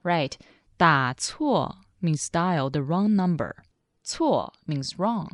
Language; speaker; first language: English; non-native, fluent; Chinese